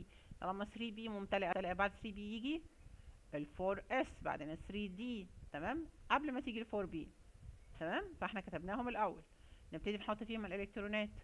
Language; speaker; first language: Arabic; native; Arabic